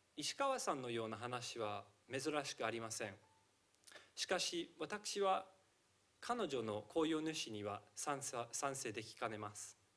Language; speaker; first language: Japanese; non-native, fluent; English